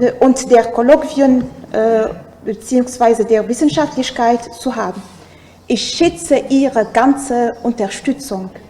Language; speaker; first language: German; non-native, fluent; Arabic